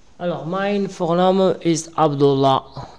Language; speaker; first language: German; non-native, learner; Arabic